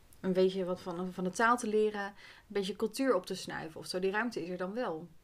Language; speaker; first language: Dutch; native; Dutch